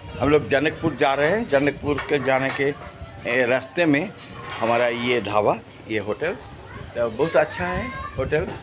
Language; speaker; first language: Hindi; non-native, local second language; Bangla